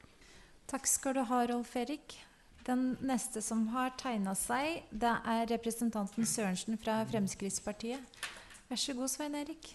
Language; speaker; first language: Norwegian; native; Norwegian